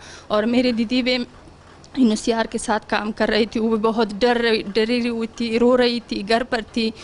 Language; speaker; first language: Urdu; non-native, learner; Pashto